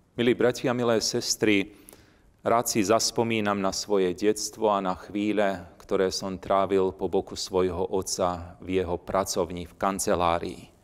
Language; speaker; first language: Slovak; native; Slovak